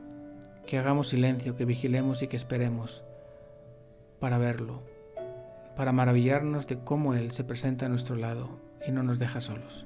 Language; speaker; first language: Spanish; native; Spanish